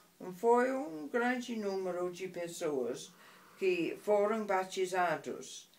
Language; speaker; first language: Portuguese; non-native, fluent; English